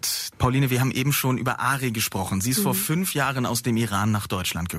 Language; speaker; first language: German; native; German